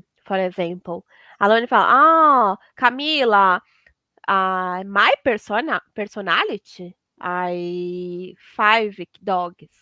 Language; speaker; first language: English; non-native, learner; Portuguese